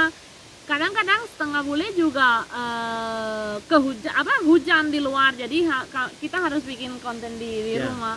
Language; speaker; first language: Indonesian; non-native, fluent; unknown